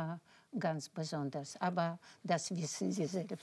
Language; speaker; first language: German; non-native, fluent; Russian